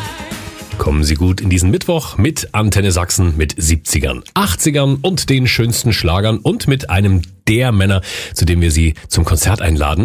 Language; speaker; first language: German; native; German